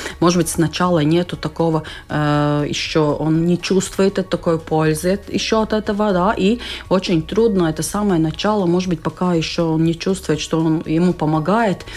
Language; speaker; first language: Russian; non-native, local second language; Latvian